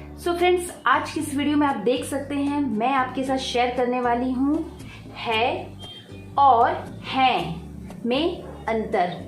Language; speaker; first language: Hindi; native; Hindi